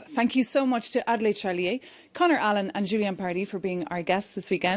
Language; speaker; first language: English; native; English